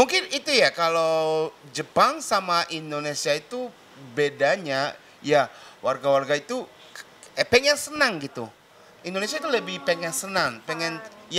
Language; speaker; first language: Indonesian; non-native, fluent; Japanese